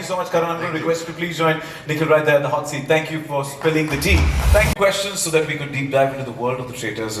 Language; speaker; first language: English; non-native, local second language; Hindi